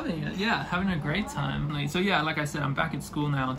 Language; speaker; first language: English; native; English